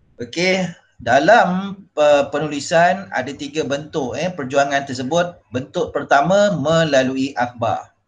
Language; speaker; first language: Malay; native; Malay